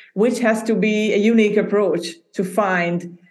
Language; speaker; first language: English; non-native, fluent; Hungarian